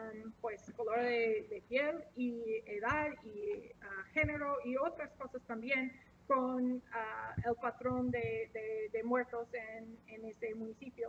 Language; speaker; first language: Spanish; non-native, fluent; English